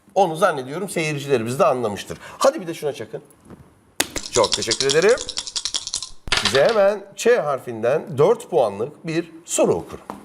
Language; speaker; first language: Turkish; native; Turkish